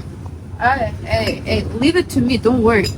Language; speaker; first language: English; non-native, fluent; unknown